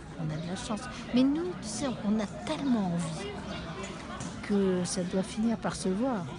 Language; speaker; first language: French; non-native, fluent; Spanish